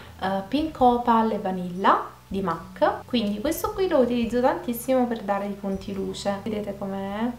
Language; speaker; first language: Italian; native; Italian